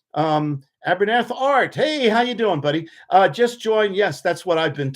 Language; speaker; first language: English; native; English